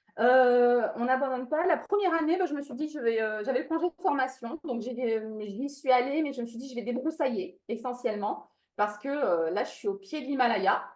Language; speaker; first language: French; non-native, fluent; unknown